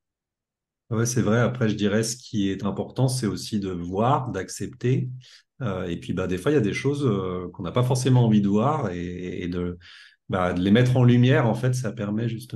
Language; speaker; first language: French; native; French